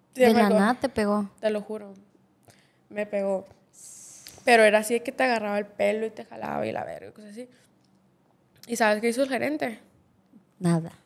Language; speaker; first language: Spanish; native; Spanish